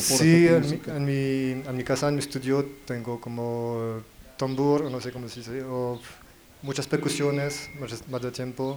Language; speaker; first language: Spanish; non-native, learner; French